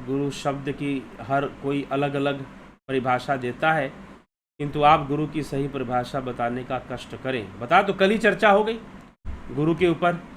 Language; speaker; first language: Hindi; native; Hindi